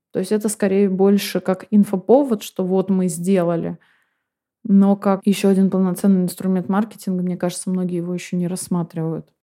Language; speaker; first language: Russian; native; Russian